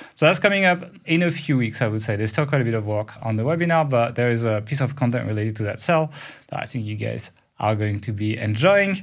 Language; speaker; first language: English; non-native, fluent; French